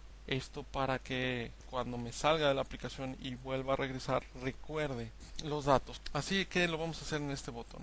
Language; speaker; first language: Spanish; native; Spanish